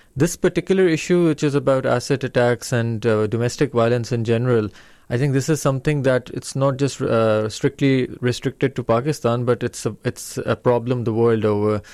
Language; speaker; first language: English; non-native, local second language; Urdu